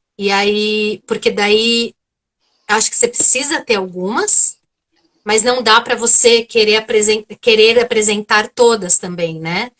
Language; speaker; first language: Portuguese; native; Portuguese